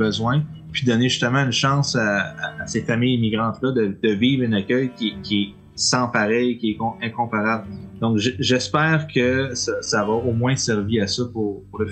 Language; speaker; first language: French; native; French